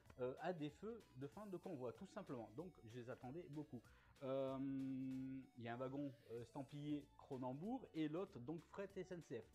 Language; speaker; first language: French; native; French